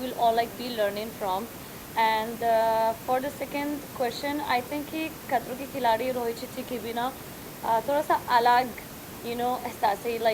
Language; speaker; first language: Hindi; non-native, learner; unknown